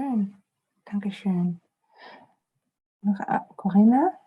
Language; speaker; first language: German; non-native, learner; Dutch